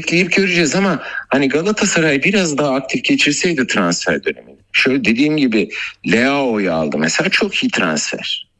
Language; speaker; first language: Turkish; native; Turkish